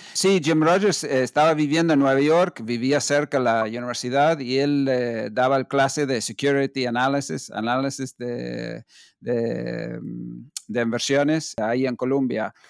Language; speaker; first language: Spanish; non-native, fluent; English